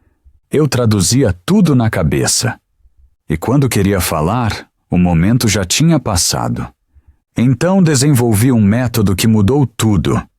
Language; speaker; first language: Portuguese; non-native, fluent; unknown